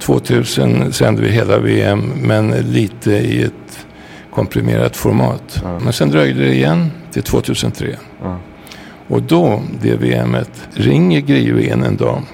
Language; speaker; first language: Swedish; native; Swedish